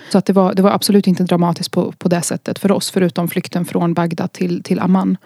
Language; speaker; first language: Swedish; early bilingual, other home language; Arabic